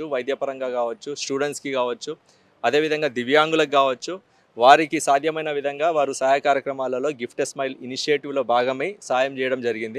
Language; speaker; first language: Telugu; native; Telugu